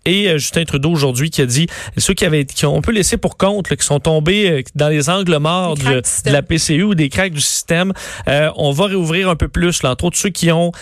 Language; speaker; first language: French; native; French